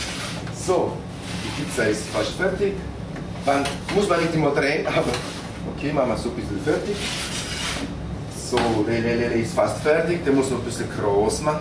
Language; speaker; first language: German; non-native, fluent; Italian